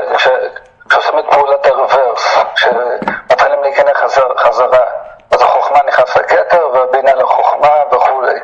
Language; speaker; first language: Hebrew; native; Hebrew